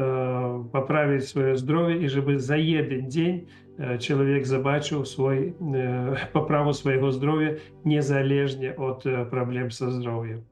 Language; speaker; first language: Polish; non-native, learner; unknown